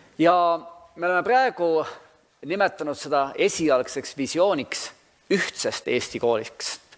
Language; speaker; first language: Estonian; native; Estonian